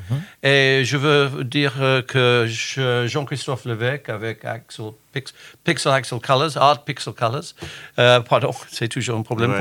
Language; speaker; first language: French; non-native, fluent; English